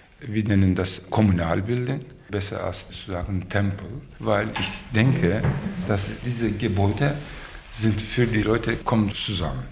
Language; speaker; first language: German; non-native, learner; Turkish